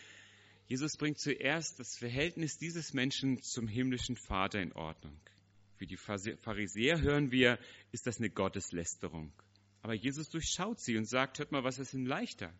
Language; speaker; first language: German; native; German